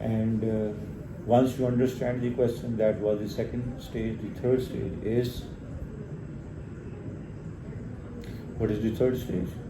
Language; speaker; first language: English; non-native, local second language; Urdu